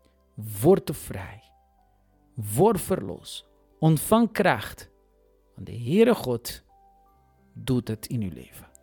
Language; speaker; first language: Dutch; non-native, fluent; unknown